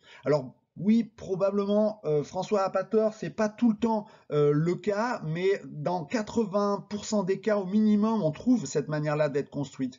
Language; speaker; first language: French; native; French